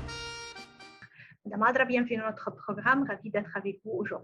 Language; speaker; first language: French; non-native, fluent; Arabic